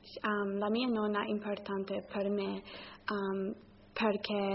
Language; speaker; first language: Italian; non-native, learner; English